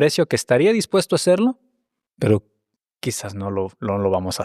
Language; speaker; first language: Spanish; native; Spanish